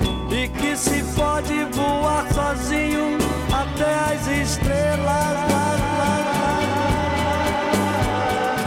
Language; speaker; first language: Portuguese; native; Portuguese